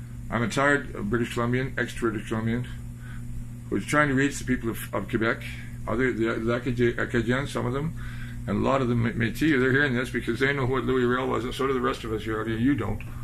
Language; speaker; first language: English; native; English